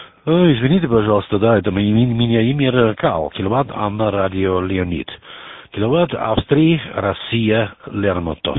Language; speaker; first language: Russian; non-native, learner; German